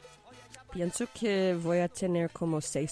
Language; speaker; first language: Spanish; non-native, fluent; English